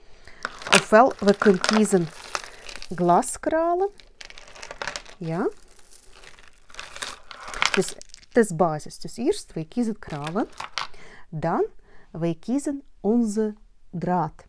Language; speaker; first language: Dutch; non-native, learner; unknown